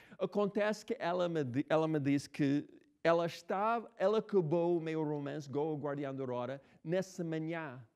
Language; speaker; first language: Portuguese; non-native, fluent; English